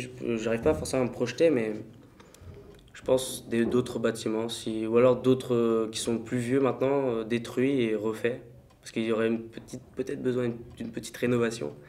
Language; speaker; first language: French; early bilingual, other home language; Armenian